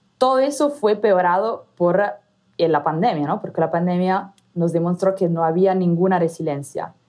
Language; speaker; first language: Spanish; non-native, fluent; Italian